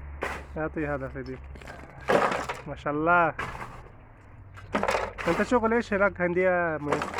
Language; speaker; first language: Arabic; non-native, learner; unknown